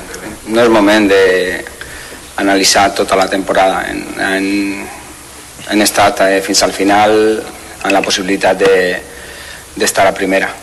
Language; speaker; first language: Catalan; non-native, learner; Spanish